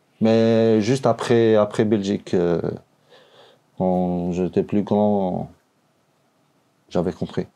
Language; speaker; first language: French; non-native, learner; Albanian